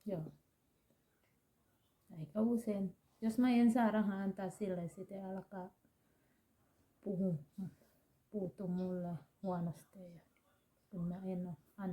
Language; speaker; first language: Finnish; non-native, learner; Thai